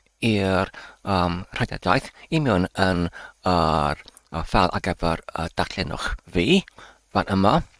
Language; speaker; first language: Welsh; non-native, learner; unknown